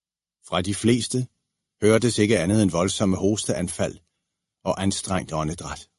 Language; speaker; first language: Danish; native; Danish